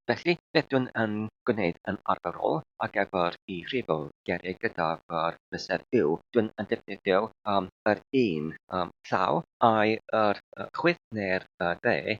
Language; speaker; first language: Welsh; non-native, learner; Filipino